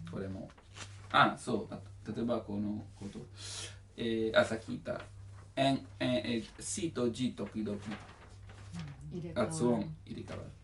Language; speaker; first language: Japanese; non-native, learner; Italian